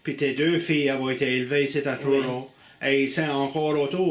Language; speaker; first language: French; native; French